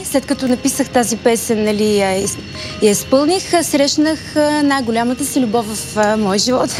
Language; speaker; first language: Bulgarian; early bilingual, heritage; Bulgarian